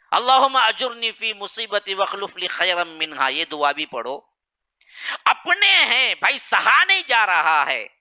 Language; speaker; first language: Urdu; native; Urdu